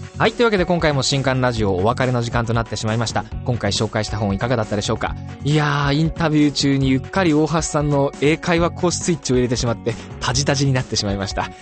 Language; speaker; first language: Japanese; native; Japanese